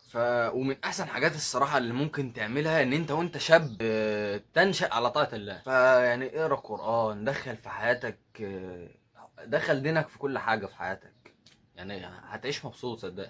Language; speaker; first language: Arabic; native; Arabic